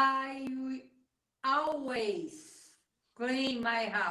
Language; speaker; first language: English; non-native, learner; Portuguese